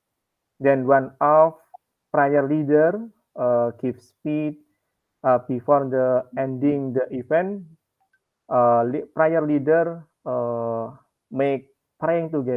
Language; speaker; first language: English; non-native, learner; Indonesian